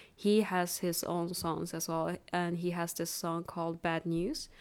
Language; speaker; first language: English; non-native, fluent; Chinese